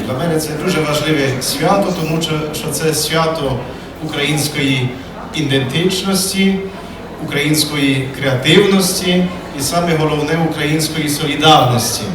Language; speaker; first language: Ukrainian; early bilingual, heritage; Ukrainian